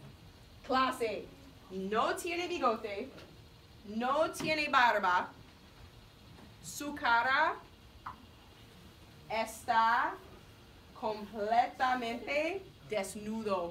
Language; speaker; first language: Spanish; non-native, fluent; English